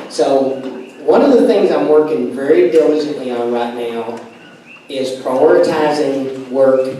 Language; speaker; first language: English; native; English